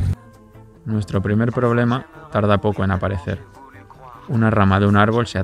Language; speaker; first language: Spanish; native; Spanish